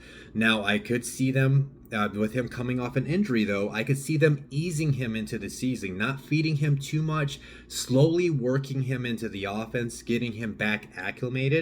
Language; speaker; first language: English; native; English